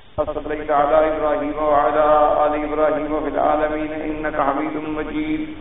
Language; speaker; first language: Urdu; native; Urdu